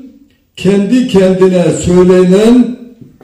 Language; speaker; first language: Turkish; native; Turkish